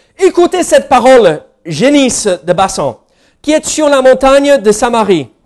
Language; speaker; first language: French; non-native, fluent; English